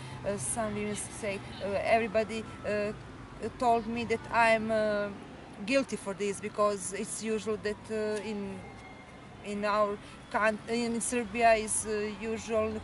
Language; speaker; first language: English; non-native, learner; Serbian